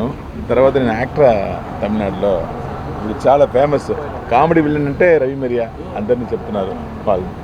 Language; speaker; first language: Telugu; non-native, learner; Tamil